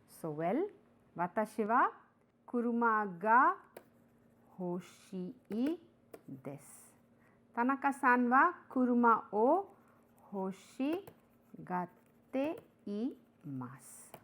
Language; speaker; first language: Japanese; non-native, fluent; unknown